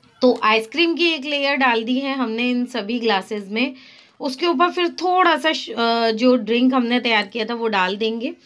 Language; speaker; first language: Hindi; native; Hindi